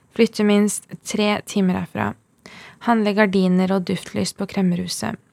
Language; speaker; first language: Norwegian; early bilingual, other home language; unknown